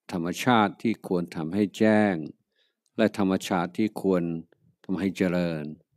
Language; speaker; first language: Thai; non-native, fluent; English